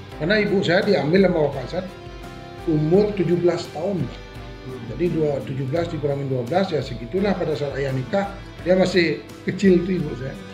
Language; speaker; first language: Indonesian; native; Indonesian